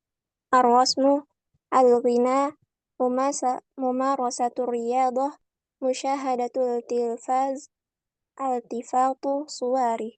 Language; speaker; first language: Arabic; non-native, learner; Indonesian